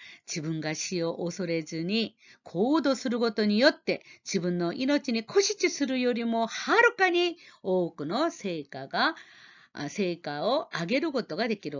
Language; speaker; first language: Japanese; non-native, fluent; Korean